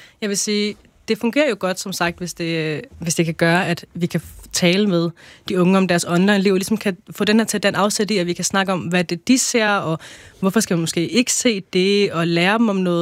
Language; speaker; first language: Danish; native; Danish